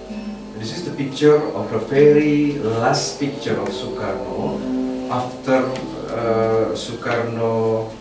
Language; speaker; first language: English; non-native, learner; Indonesian